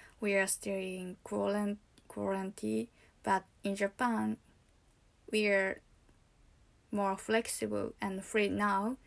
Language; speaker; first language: English; non-native, learner; Japanese